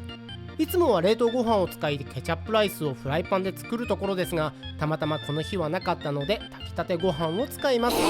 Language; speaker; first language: Japanese; native; Japanese